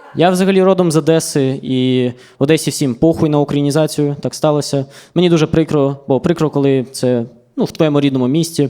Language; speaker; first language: Ukrainian; non-native, local second language; Russian